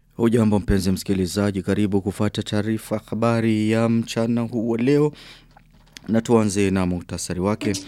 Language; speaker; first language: Swahili; non-native, local second language; Rundi